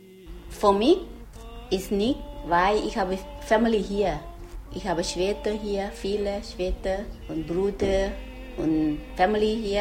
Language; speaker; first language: German; non-native, learner; Thai